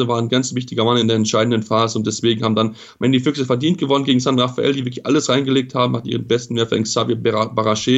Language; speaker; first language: German; native; German